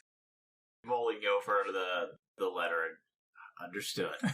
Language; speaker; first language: English; native; English